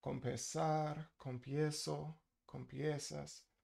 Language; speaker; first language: Spanish; non-native, learner; English